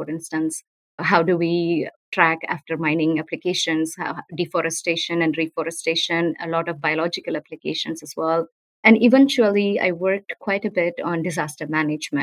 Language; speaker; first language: English; non-native, local second language; Tamil